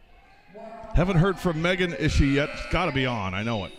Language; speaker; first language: English; native; English